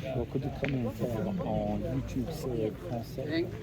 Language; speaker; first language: French; non-native, learner; English